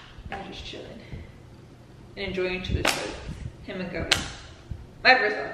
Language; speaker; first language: English; early bilingual, other home language; Spanish